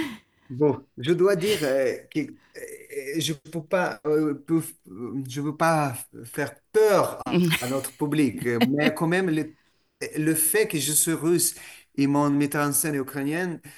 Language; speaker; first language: French; non-native, fluent; Russian